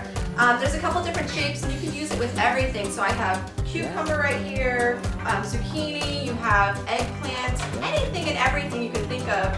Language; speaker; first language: English; native; English